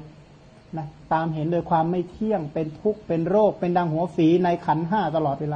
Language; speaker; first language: Thai; non-native, local second language; Khmer